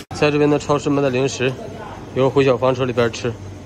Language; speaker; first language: Chinese; native; Chinese